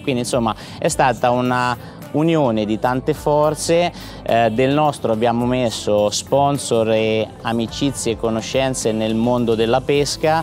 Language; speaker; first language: Italian; native; Italian